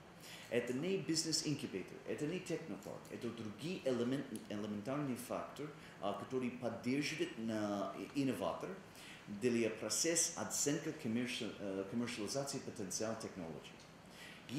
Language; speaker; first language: Russian; non-native, learner; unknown